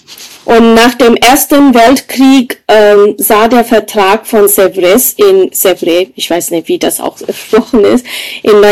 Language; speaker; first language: German; non-native, fluent; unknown